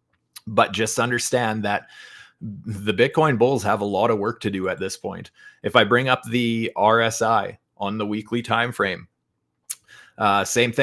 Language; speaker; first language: English; native; English